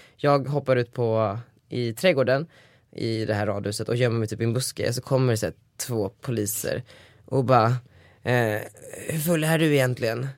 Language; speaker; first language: Swedish; native; Swedish